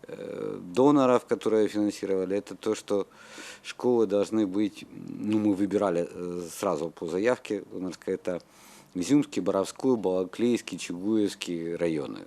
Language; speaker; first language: Russian; native; Russian